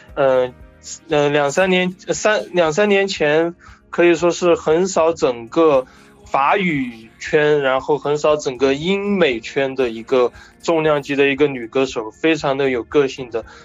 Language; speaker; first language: Chinese; native; Chinese